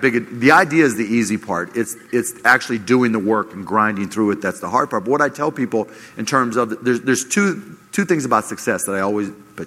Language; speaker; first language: English; native; English